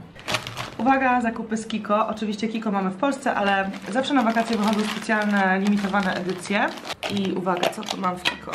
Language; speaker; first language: Polish; native; Polish